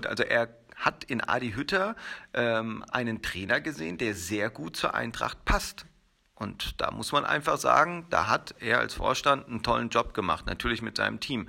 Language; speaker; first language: German; native; German